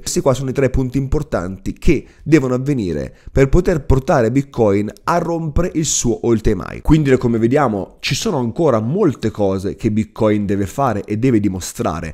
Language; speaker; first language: Italian; native; Italian